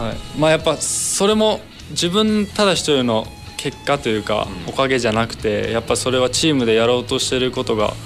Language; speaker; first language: Japanese; native; Japanese